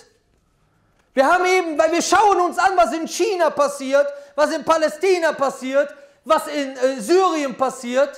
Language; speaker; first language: German; native; German